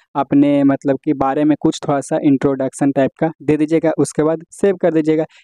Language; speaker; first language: Hindi; native; Hindi